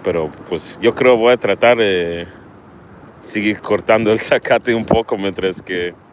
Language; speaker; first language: Spanish; early bilingual, heritage; Spanish